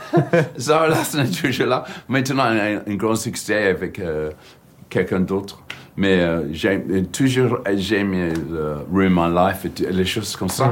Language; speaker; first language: French; non-native, learner; English